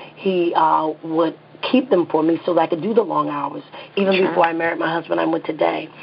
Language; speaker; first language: English; native; English